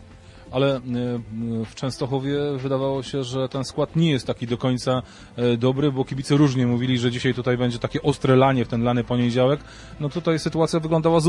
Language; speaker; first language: Polish; native; Polish